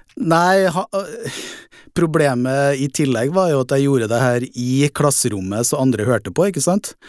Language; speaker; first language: Norwegian; native; Norwegian